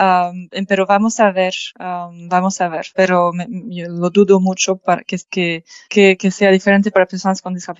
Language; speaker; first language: Spanish; non-native, fluent; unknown